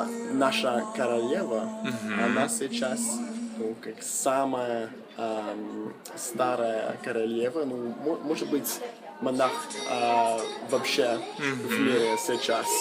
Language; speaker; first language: Russian; non-native, fluent; English